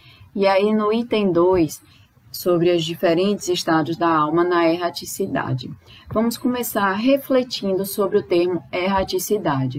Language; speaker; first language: Portuguese; native; Portuguese